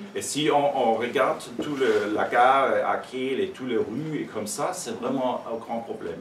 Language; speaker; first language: French; non-native, fluent; German